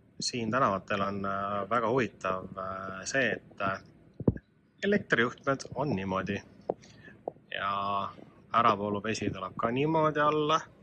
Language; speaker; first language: Estonian; native; Estonian